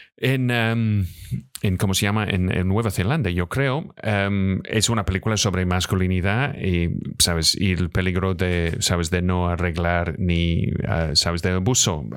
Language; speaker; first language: Spanish; non-native, fluent; English